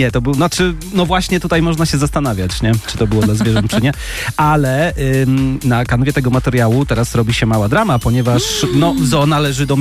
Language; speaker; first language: Polish; native; Polish